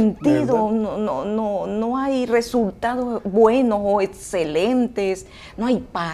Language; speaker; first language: Spanish; native; Spanish